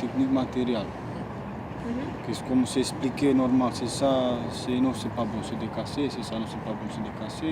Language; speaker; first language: French; non-native, learner; Romanian